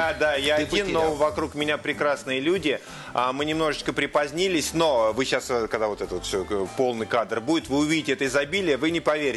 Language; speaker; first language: Russian; native; Russian